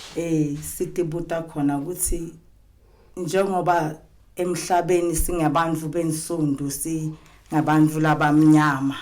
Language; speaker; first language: Zulu; non-native, local second language; Swati